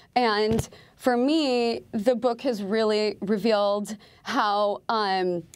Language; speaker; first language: English; native; English